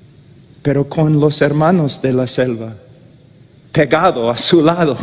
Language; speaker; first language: Spanish; non-native, fluent; English